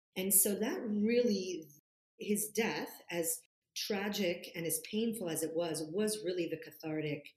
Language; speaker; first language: English; non-native, fluent; Italian